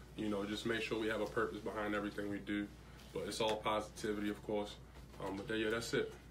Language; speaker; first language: English; native; English